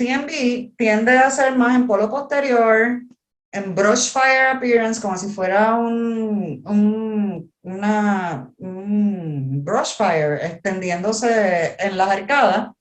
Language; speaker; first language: Spanish; native; Spanish